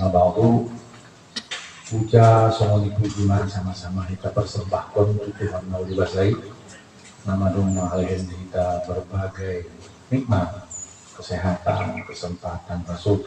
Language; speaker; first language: Indonesian; non-native, local second language; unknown